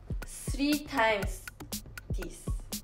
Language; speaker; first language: English; non-native, learner; Japanese